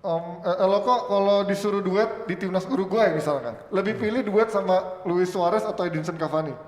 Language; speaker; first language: Indonesian; native; Indonesian